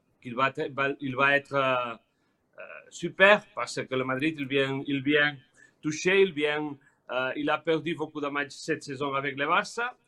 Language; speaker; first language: French; non-native, learner; Spanish